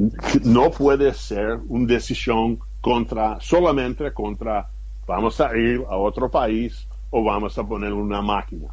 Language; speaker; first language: Spanish; non-native, fluent; English